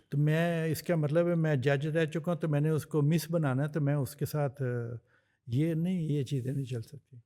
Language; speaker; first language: Urdu; non-native, local second language; Punjabi